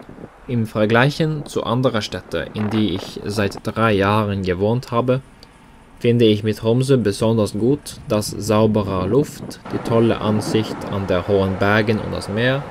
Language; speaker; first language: German; non-native, learner; Norwegian